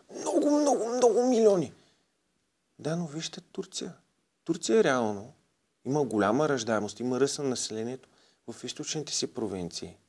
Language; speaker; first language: Bulgarian; native; Bulgarian